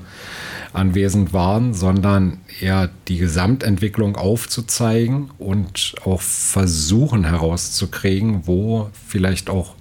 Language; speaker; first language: German; native; German